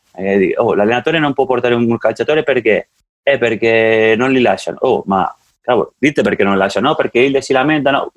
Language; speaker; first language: Italian; non-native, fluent; Catalan